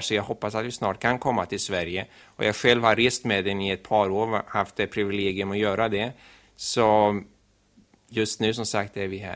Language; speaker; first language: Swedish; native; Swedish